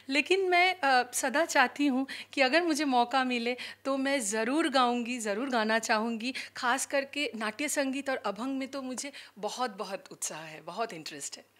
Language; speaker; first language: Hindi; non-native, local second language; Bangla